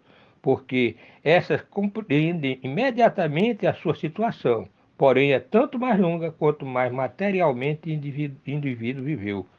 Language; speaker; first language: Portuguese; native; Portuguese